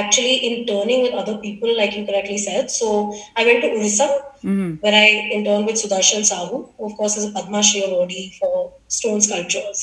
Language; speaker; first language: English; non-native, local second language; Gujarati